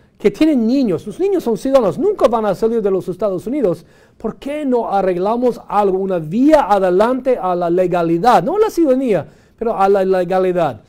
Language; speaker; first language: Spanish; non-native, fluent; English